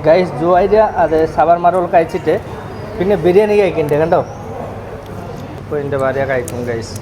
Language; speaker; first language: Malayalam; non-native, learner; Bangla